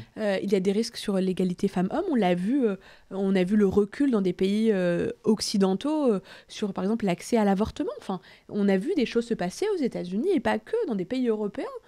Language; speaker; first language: French; native; French